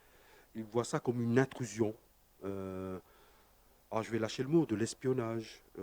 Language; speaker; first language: French; native; French